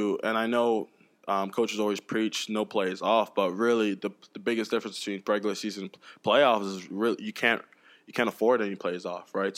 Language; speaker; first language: English; native; English